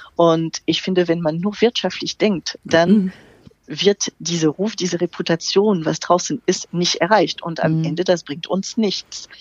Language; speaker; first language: German; non-native, fluent; French